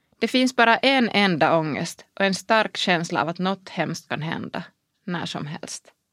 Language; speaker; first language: Swedish; non-native, local second language; Finnish